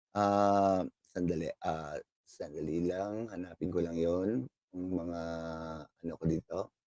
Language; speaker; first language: Filipino; non-native, local second language; Cebuano